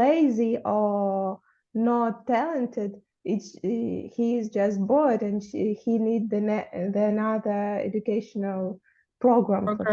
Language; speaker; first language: English; non-native, fluent; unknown